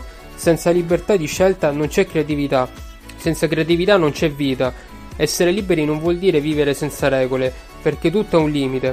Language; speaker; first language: Italian; native; Italian